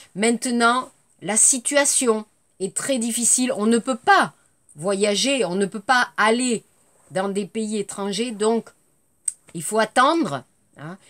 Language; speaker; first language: French; native; French